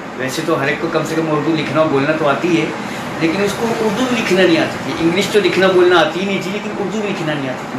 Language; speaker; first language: Urdu; native; Urdu